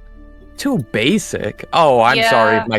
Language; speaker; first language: English; native; English